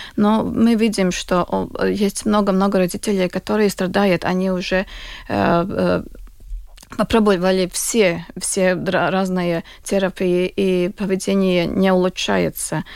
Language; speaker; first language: Russian; non-native, local second language; Latvian